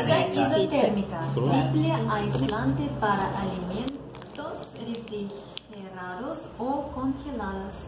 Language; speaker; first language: Spanish; non-native, learner; Russian